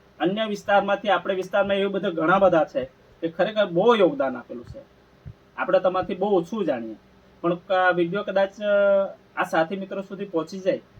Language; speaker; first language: Gujarati; non-native, local second language; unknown